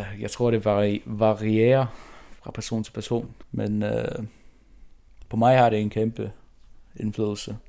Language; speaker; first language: Danish; non-native, local second language; Faroese